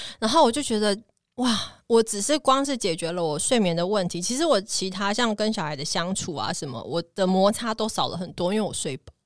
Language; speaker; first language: Chinese; native; Chinese